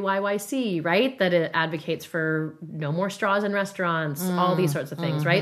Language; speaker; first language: English; native; English